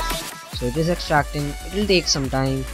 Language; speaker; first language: English; non-native, local second language; Hindi